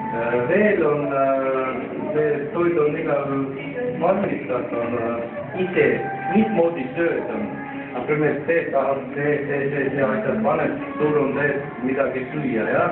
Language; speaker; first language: Estonian; non-native, learner; Armenian